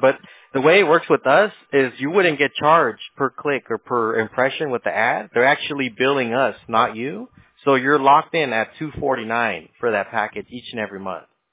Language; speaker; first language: English; native; English